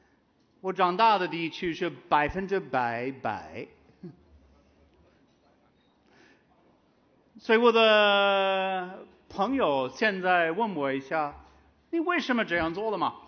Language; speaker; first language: Chinese; non-native, fluent; English